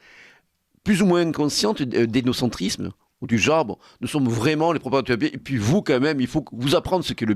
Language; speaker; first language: French; native; French